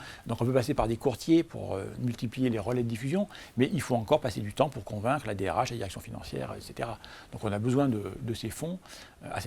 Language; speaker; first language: French; native; French